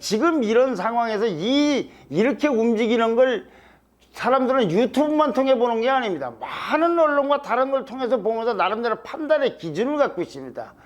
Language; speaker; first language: Korean; native; Korean